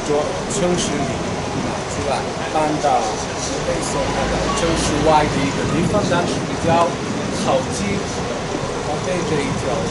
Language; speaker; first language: Chinese; non-native, fluent; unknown